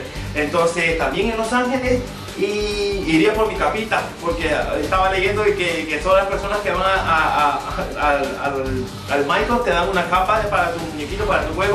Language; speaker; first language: Spanish; early bilingual, other home language; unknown